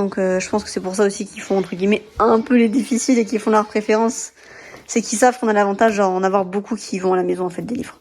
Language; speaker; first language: French; native; French